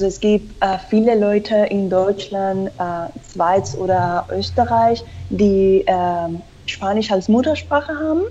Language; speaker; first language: German; non-native, fluent; Spanish